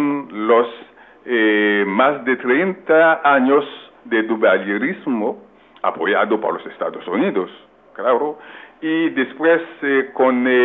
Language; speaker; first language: Spanish; non-native, fluent; French